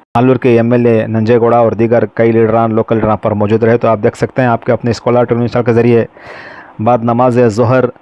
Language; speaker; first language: Urdu; native; Urdu